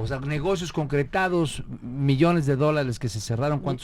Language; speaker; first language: Spanish; native; Spanish